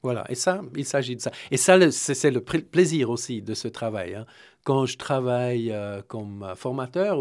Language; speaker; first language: French; non-native, fluent; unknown